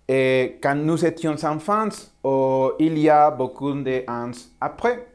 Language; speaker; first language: French; non-native, learner; Spanish